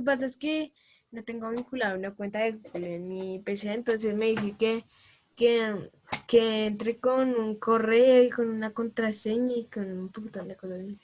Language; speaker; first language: Spanish; native; Spanish